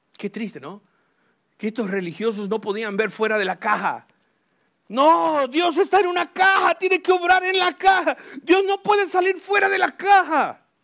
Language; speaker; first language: Spanish; early bilingual, heritage; Spanish